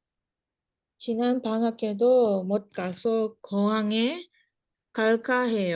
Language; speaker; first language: Korean; non-native, learner; Malay